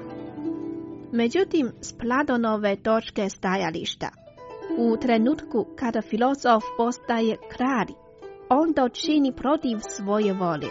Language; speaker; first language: Croatian; non-native, fluent; Chinese